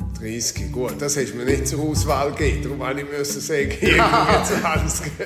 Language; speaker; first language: German; non-native, local second language; Romansh